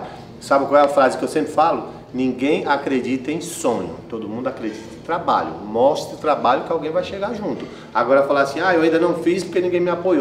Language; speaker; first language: Portuguese; native; Portuguese